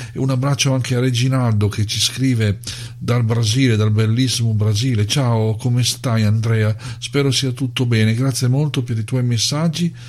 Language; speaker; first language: Italian; native; Italian